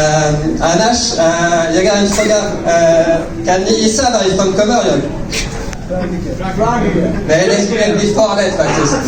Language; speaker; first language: Swedish; non-native, learner; French